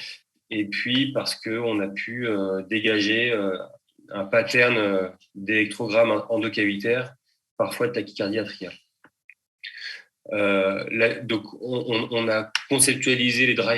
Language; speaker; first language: French; native; French